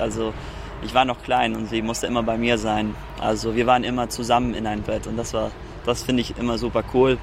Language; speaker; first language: German; early bilingual, heritage; German